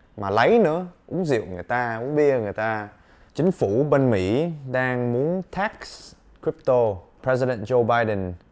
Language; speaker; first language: Vietnamese; early bilingual, heritage; Vietnamese